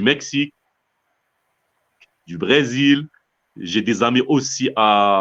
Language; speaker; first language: French; non-native, local second language; Arabic